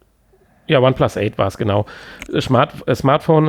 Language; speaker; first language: German; native; German